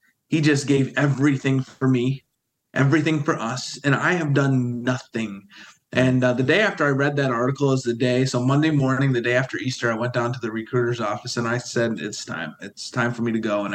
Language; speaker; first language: English; native; English